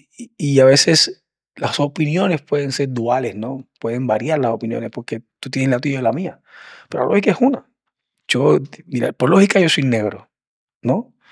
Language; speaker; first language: Spanish; native; Spanish